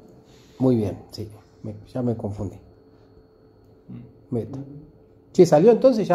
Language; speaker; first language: Spanish; native; Spanish